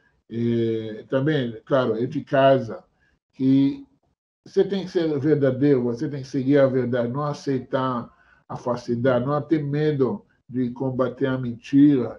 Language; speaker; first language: Portuguese; non-native, fluent; Hebrew